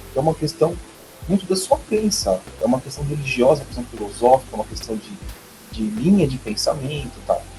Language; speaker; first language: Portuguese; native; Portuguese